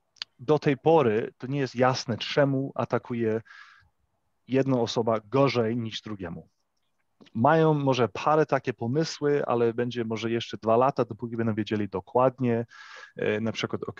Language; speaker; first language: Polish; early bilingual, heritage; English